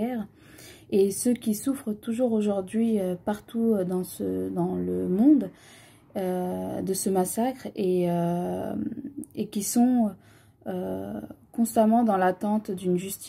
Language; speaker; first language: French; early bilingual, other home language; Tamil